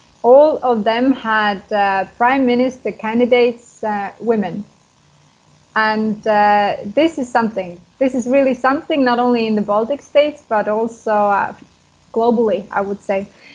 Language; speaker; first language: English; non-native, fluent; Estonian